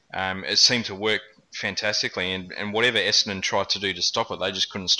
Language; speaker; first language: English; native; English